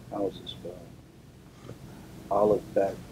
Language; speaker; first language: English; native; English